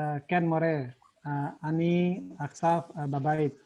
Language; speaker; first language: Hebrew; non-native, learner; Indonesian